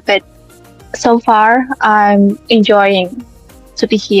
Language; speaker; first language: English; non-native, learner; Indonesian